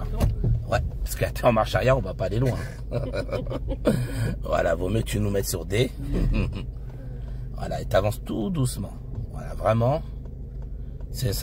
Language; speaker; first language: French; native; French